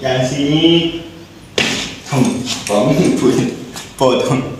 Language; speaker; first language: Indonesian; non-native, learner; Chinese